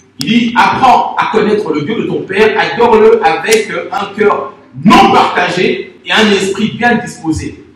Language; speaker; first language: French; non-native, local second language; Lingala